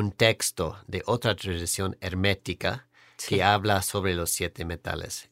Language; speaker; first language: Spanish; non-native, fluent; English